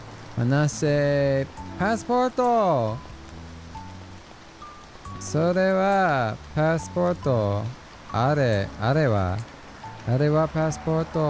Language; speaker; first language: Japanese; non-native, learner; English